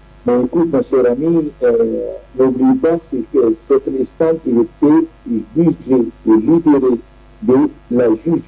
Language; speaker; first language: French; non-native, learner; Arabic